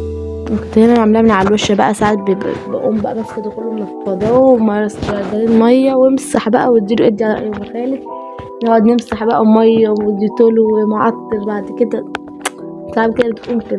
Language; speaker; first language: Arabic; native; Arabic